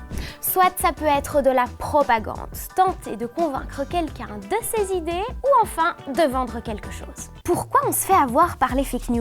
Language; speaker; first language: French; native; French